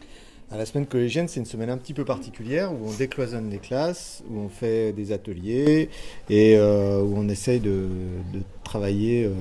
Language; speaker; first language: French; native; French